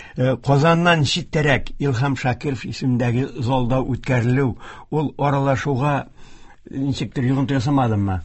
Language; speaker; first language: Tatar; native; Tatar